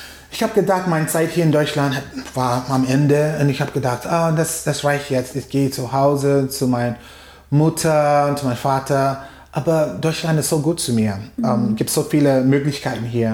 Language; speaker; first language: German; non-native, fluent; English